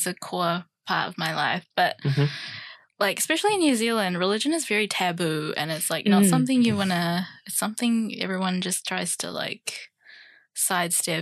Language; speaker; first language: English; native; English